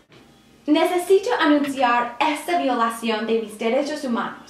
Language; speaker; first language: Spanish; non-native, learner; English